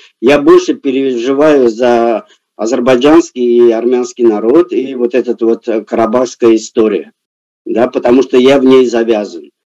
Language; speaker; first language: Russian; native; Russian